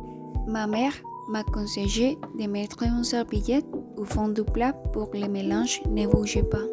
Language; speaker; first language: French; non-native, learner; Spanish